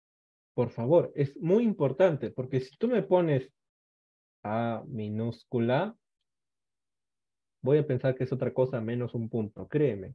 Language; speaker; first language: Spanish; native; Spanish